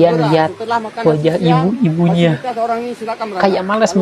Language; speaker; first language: Indonesian; native; Indonesian